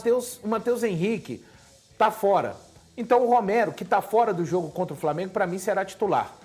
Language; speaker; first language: Portuguese; native; Portuguese